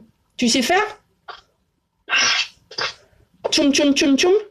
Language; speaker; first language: French; native; French